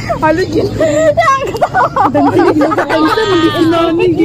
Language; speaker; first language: Filipino; non-native, local second language; Cebuano